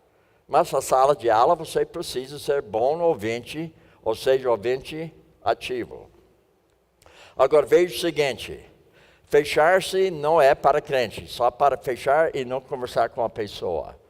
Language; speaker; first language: Portuguese; non-native, fluent; English